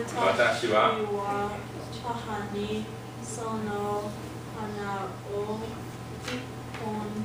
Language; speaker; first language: Japanese; non-native, learner; English